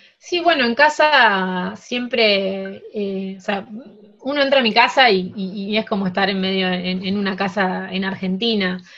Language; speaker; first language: Spanish; early bilingual, heritage; Spanish